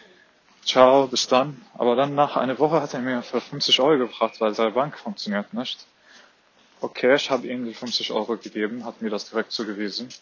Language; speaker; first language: German; non-native, fluent; Arabic